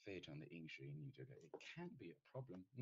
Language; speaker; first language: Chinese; non-native, fluent; English